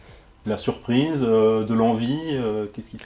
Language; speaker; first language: French; native; French